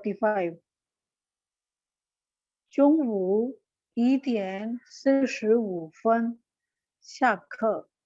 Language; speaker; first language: Chinese; non-native, fluent; Urdu